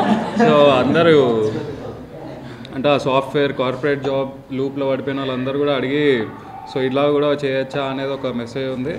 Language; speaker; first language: Telugu; native; Telugu